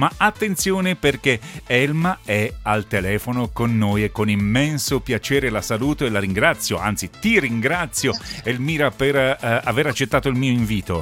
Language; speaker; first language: Italian; native; Italian